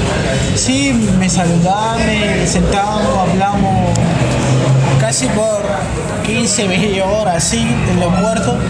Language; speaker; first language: Spanish; non-native, learner; Arabic